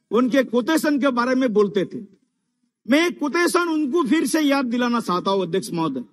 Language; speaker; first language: Hindi; non-native, local second language; Assamese